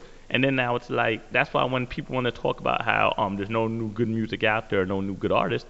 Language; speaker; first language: English; native; English